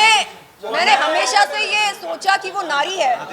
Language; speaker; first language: Hindi; native; Hindi